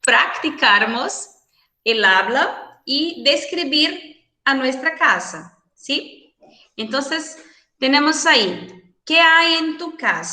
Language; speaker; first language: Spanish; non-native, fluent; Portuguese